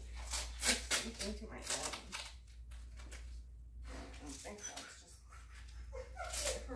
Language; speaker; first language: English; native; English